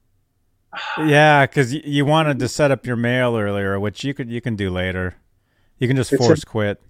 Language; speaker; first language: English; native; English